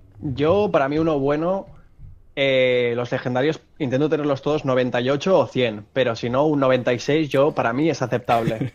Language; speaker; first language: Spanish; native; Spanish